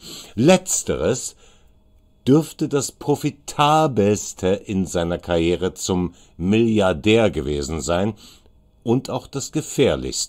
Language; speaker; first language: German; native; German